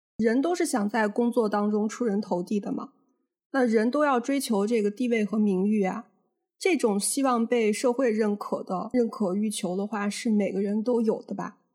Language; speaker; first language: Chinese; native; Chinese